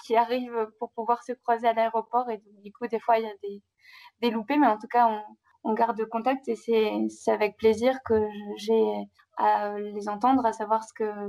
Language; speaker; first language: French; native; French